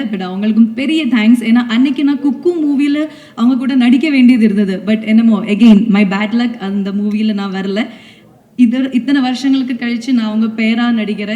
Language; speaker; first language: Tamil; non-native, fluent; Malayalam